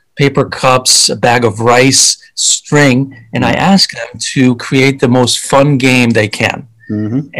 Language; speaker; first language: English; early bilingual, other home language; Hungarian